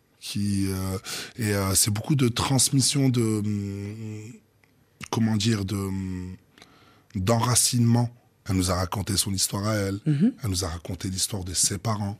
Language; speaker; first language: French; native; French